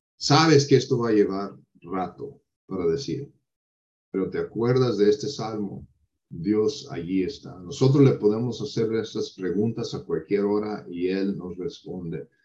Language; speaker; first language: Spanish; non-native, fluent; English